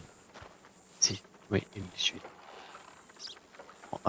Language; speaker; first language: French; native; French